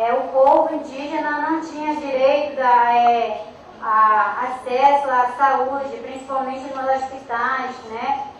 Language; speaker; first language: Portuguese; non-native, local second language; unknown